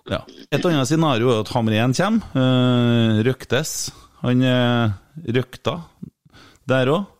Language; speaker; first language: Norwegian; native; Norwegian